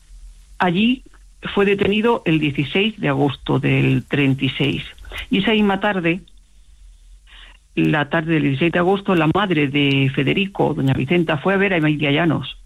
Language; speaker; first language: Spanish; native; Spanish